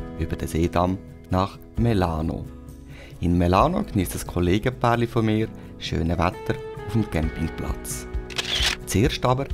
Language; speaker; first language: German; native; German